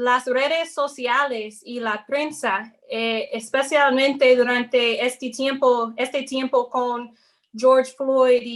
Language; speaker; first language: Spanish; non-native, fluent; English